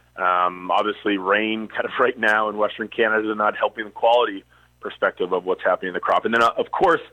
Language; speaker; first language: English; native; English